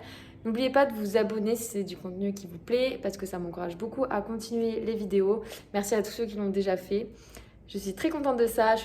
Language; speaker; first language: French; native; French